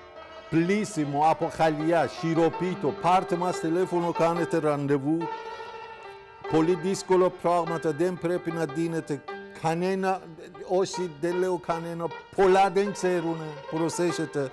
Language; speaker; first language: Greek; non-native, fluent; Persian